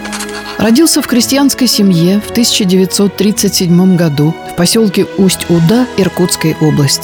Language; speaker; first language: Russian; native; Russian